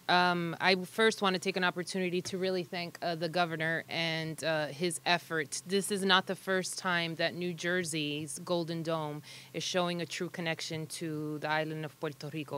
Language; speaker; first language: English; early bilingual, other home language; Spanish